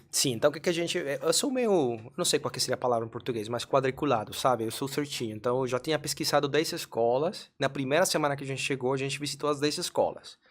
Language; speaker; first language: Portuguese; non-native, fluent; Spanish